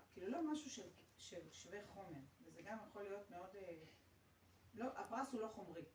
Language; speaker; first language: Hebrew; native; Hebrew